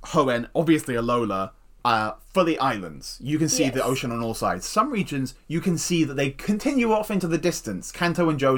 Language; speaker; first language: English; native; English